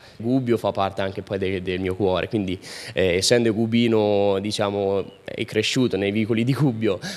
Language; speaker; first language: Italian; native; Italian